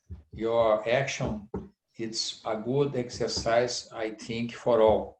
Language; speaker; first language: English; non-native, learner; Portuguese